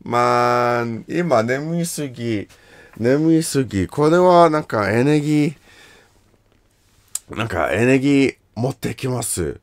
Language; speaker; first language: Japanese; non-native, learner; English